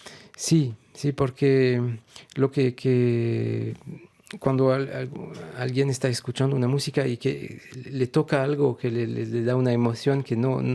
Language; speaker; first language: Spanish; non-native, fluent; French